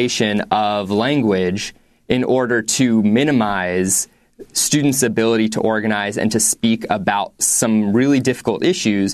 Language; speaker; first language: English; native; English